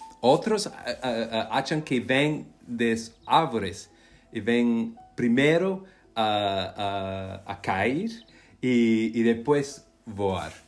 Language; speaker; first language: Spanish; non-native, learner; English